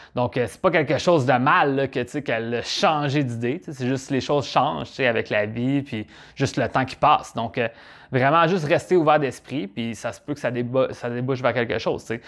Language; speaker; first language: French; native; French